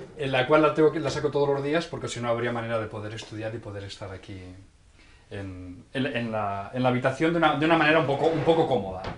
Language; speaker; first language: Spanish; native; Spanish